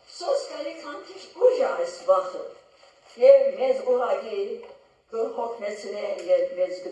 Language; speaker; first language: Armenian; early bilingual, heritage; Armenian